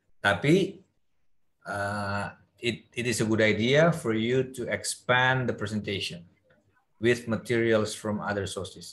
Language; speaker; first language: English; non-native, fluent; Indonesian